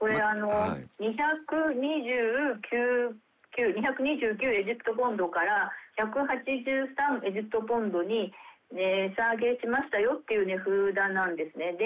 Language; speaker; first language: Japanese; native; Japanese